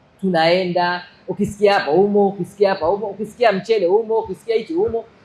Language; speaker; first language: Swahili; native; Swahili